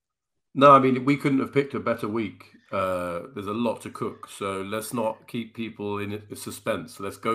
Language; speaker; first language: English; native; English